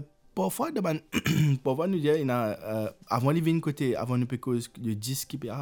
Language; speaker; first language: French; non-native, local second language; Morisyen